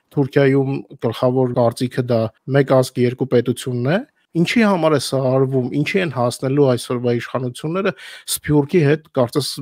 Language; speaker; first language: Armenian; native; Armenian